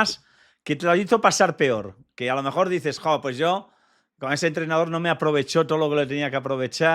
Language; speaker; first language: Spanish; native; Spanish